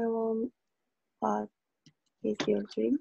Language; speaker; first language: English; non-native, learner; Korean